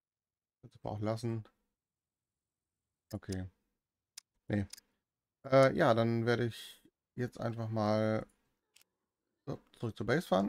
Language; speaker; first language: German; native; German